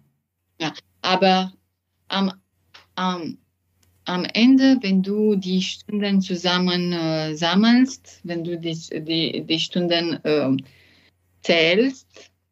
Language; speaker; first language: German; non-native, learner; French